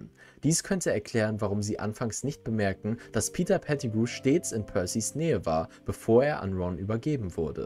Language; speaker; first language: German; native; German